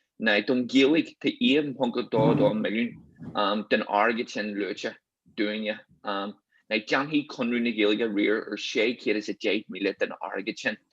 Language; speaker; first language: Irish; native; Irish